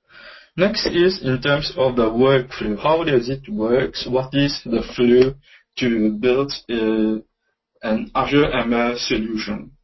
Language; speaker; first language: English; non-native, local second language; Morisyen